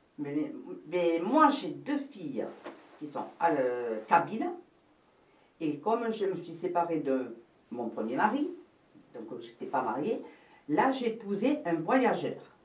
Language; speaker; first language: French; native; French